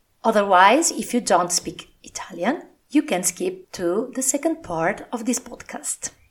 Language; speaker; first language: English; non-native, fluent; Italian